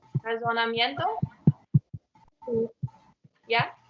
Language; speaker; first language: Spanish; non-native, learner; English